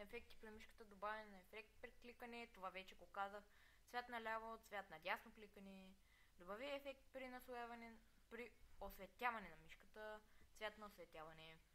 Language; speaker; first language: Bulgarian; native; Bulgarian